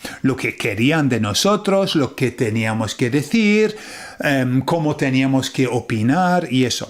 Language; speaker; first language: Spanish; non-native, fluent; English